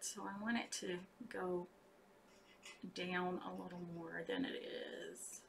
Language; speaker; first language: English; native; English